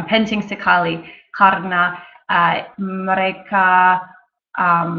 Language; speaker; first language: Indonesian; non-native, learner; English